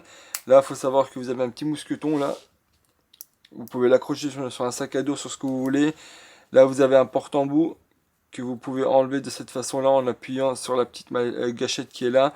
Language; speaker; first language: French; native; French